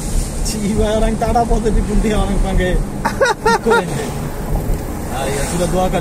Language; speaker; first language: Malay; non-native, learner; Bangla